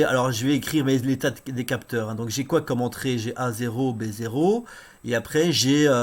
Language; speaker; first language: French; native; French